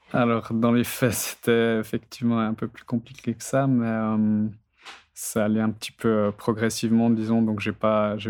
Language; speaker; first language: French; native; French